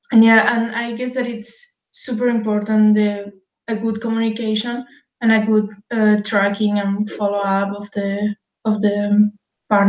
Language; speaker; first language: English; non-native, fluent; Spanish